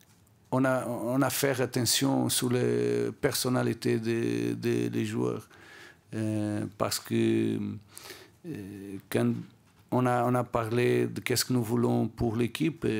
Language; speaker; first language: French; non-native, learner; Portuguese